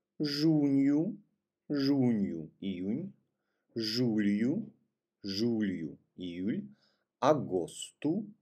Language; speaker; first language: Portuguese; non-native, fluent; Russian